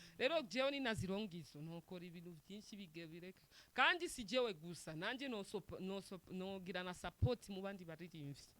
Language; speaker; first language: Rundi; non-native, local second language; Swahili